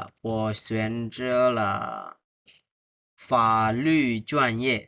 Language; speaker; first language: Chinese; non-native, fluent; Bangla